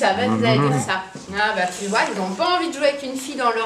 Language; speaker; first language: French; native; French